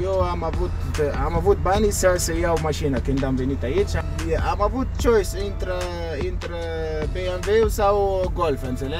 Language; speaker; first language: Romanian; non-native, learner; Arabic